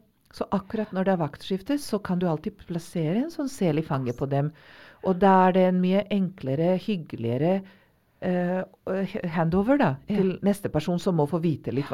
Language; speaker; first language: Norwegian; non-native, fluent; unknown